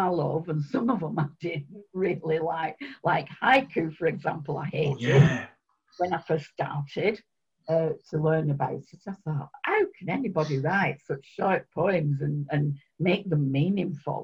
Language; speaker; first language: English; native; English